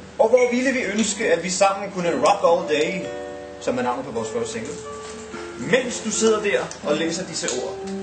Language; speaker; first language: Danish; early bilingual, other home language; Arabic